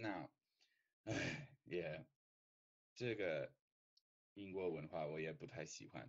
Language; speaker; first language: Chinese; non-native, fluent; English